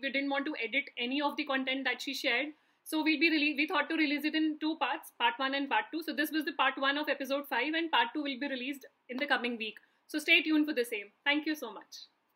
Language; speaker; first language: English; non-native, local second language; Hindi